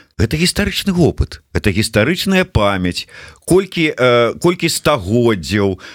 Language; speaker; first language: Belarusian; non-native, local second language; Russian